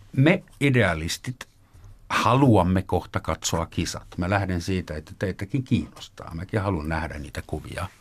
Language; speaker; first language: Finnish; native; Finnish